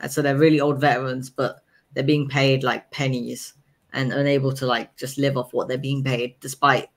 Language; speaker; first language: English; native; English